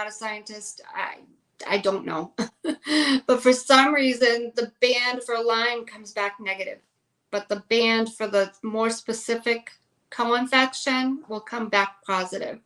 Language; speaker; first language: English; native; English